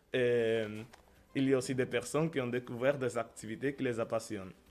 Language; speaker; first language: French; non-native, learner; Spanish